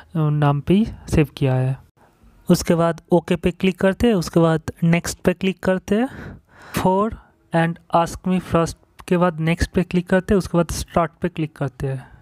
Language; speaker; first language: Hindi; non-native, local second language; Bangla